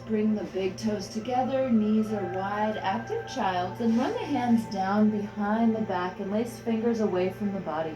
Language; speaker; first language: English; native; English